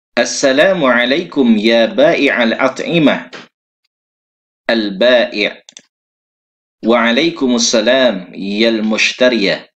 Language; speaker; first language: Arabic; non-native, fluent; Indonesian